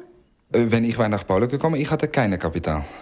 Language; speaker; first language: German; non-native, learner; Dutch